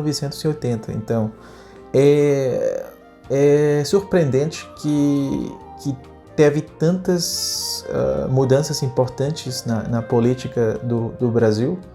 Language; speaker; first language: Portuguese; non-native, fluent; Spanish